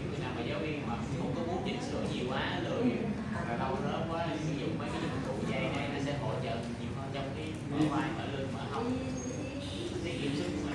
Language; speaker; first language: Vietnamese; native; Vietnamese